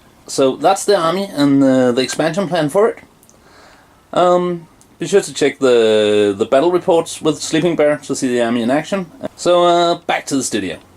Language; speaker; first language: English; non-native, fluent; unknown